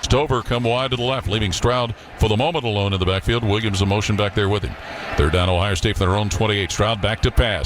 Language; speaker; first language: English; native; English